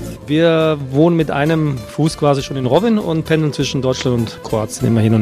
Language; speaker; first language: German; early bilingual, other home language; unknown